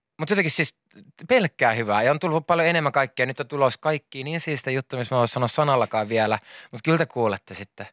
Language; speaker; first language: Finnish; native; Finnish